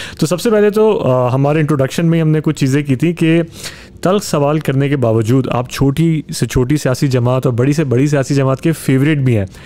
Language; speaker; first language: Urdu; native; Urdu